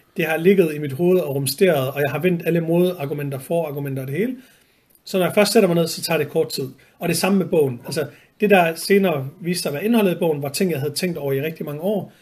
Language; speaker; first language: Danish; early bilingual, other home language; Arabic